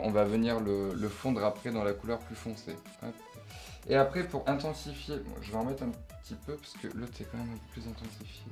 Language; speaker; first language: French; native; French